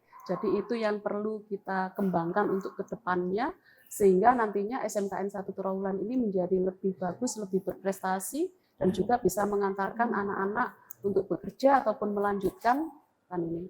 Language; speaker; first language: Indonesian; native; Indonesian